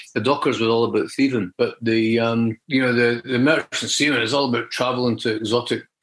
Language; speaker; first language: English; native; English